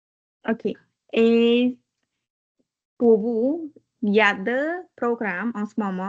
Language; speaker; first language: French; non-native, learner; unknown